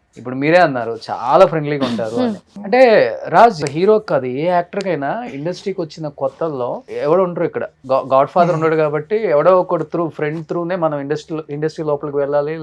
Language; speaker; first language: Telugu; native; Telugu